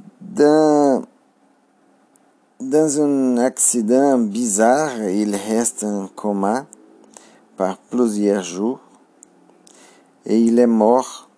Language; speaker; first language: French; non-native, learner; Portuguese